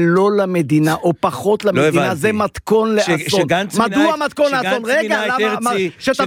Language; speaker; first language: Hebrew; native; Hebrew